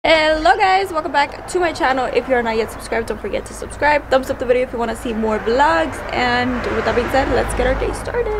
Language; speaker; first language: English; early bilingual, other home language; Spanish